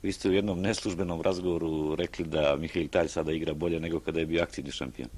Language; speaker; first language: Bosnian; native; Bosnian